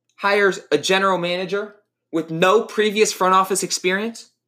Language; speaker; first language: English; native; English